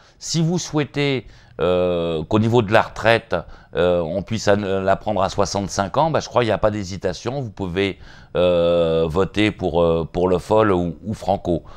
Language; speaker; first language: French; native; French